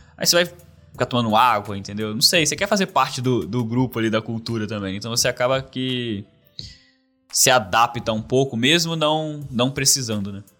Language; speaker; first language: Portuguese; native; Portuguese